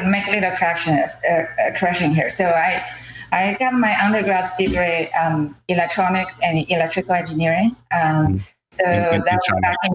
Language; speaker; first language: English; non-native, fluent; Chinese